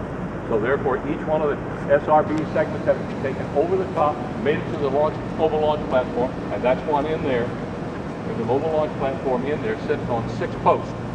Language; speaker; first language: English; native; English